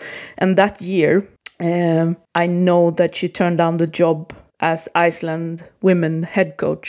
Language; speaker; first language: English; non-native, fluent; Swedish